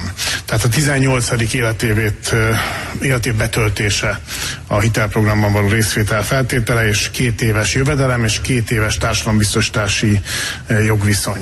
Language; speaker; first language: Hungarian; native; Hungarian